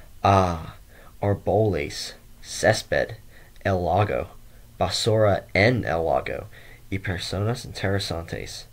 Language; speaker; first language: Spanish; non-native, learner; English